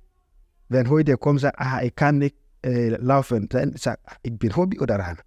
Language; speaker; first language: German; non-native, learner; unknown